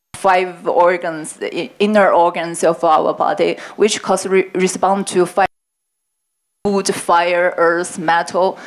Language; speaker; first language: English; non-native, learner; Chinese